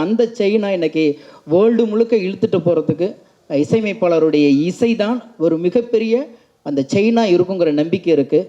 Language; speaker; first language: Tamil; native; Tamil